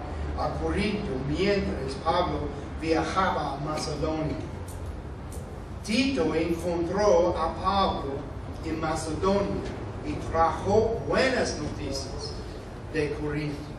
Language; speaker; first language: Spanish; non-native, fluent; English